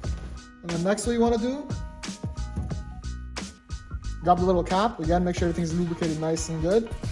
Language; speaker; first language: English; native; English